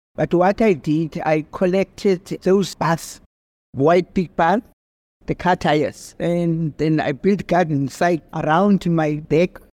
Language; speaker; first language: English; non-native, local second language; Xhosa